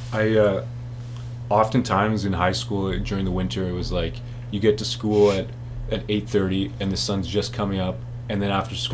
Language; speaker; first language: English; native; English